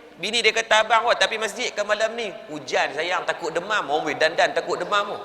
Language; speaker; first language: Malay; native; Malay